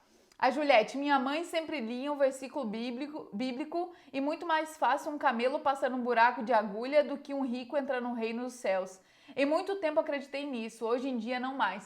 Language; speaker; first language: Portuguese; native; Portuguese